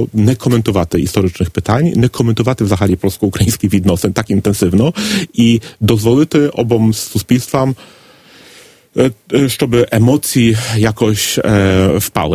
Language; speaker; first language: Polish; non-native, learner; Ukrainian